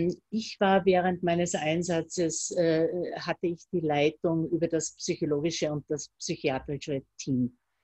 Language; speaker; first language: German; native; German